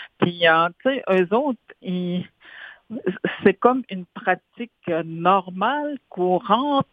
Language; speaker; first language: French; non-native, local second language; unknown